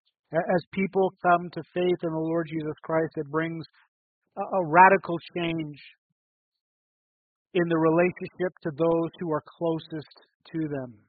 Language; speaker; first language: English; native; English